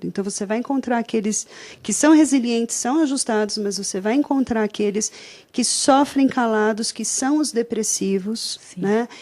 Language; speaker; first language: Portuguese; native; Portuguese